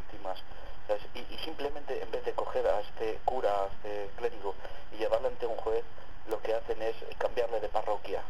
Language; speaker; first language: Spanish; native; Spanish